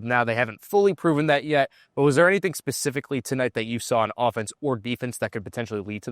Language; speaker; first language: English; native; English